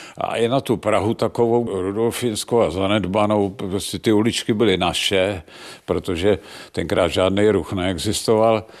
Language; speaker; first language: Czech; native; Czech